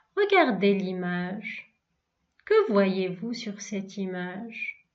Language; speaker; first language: French; non-native, local second language; Arabic